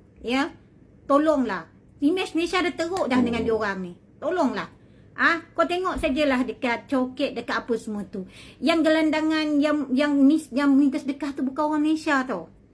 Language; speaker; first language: Malay; native; Malay